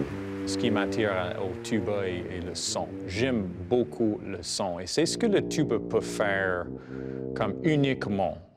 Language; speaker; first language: French; non-native, fluent; English